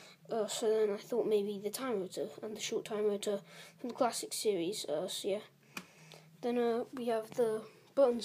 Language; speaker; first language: English; native; English